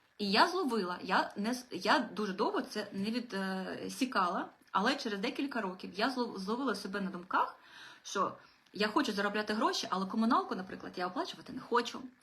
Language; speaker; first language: Ukrainian; non-native, local second language; Russian